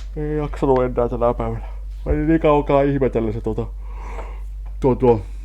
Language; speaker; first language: Finnish; early bilingual, heritage; Finnish